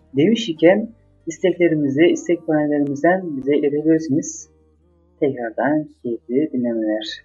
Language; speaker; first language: Turkish; native; Turkish